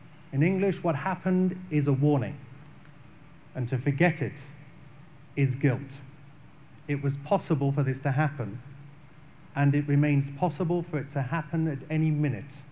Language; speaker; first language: English; native; English